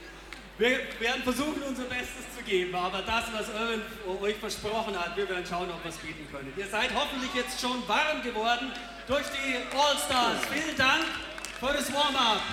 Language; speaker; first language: German; native; German